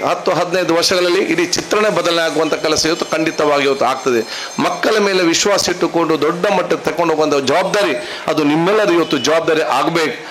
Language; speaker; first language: Kannada; non-native, local second language; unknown